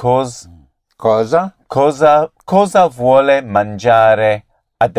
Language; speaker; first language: Italian; non-native, learner; English